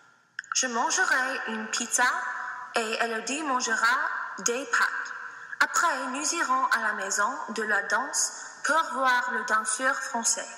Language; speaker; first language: French; non-native, learner; English